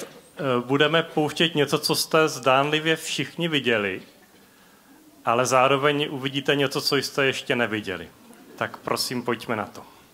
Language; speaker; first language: Czech; native; Czech